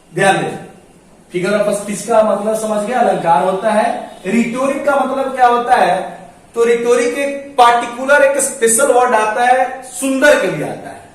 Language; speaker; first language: Hindi; native; Hindi